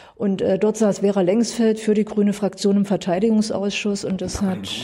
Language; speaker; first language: German; native; German